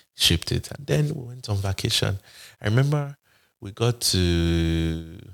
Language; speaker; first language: English; non-native, local second language; Bini